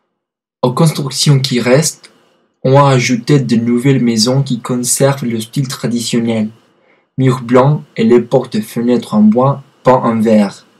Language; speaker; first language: French; non-native, learner; Spanish